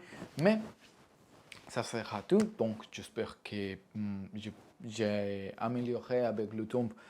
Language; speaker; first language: French; non-native, learner; Spanish